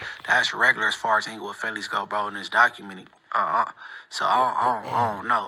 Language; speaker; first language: English; native; English